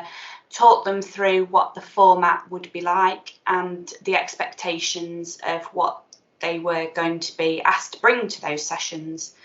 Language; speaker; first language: English; native; English